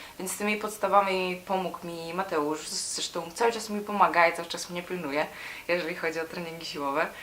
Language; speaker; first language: Polish; native; Polish